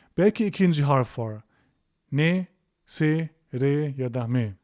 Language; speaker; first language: Turkish; non-native, fluent; German